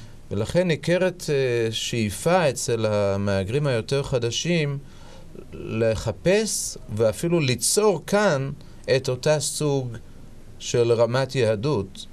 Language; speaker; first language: Hebrew; native; Hebrew